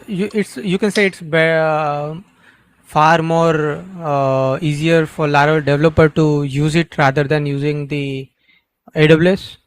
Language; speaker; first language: English; non-native, local second language; Gujarati